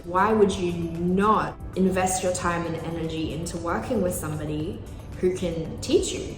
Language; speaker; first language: English; native; English